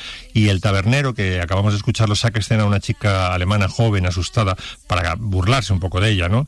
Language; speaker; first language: Spanish; native; Spanish